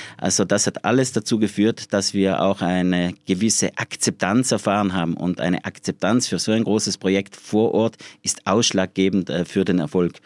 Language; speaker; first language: German; native; German